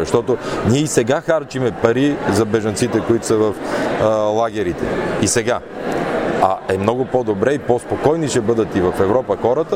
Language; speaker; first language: Bulgarian; native; Bulgarian